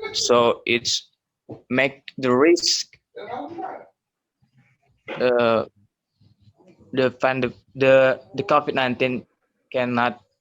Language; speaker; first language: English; non-native, learner; Indonesian